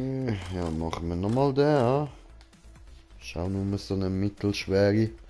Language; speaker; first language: German; native; German